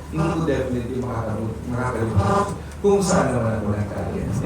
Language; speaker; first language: English; non-native, local second language; Filipino